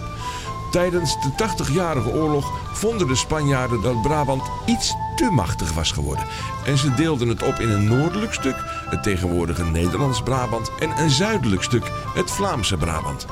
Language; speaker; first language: Dutch; native; Dutch